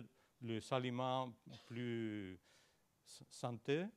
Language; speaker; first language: French; non-native, learner; Spanish